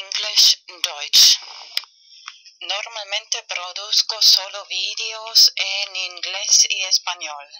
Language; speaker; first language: Spanish; non-native, fluent; German